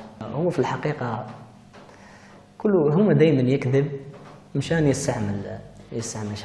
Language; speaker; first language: Arabic; early bilingual, heritage; Arabic